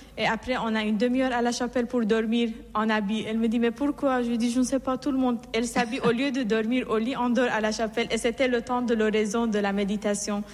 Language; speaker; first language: French; non-native, fluent; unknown